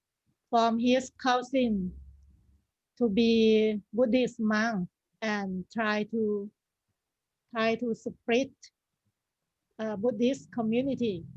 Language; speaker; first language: English; non-native, learner; Thai